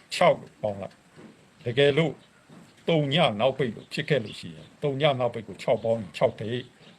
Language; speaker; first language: Burmese; non-native, local second language; Shan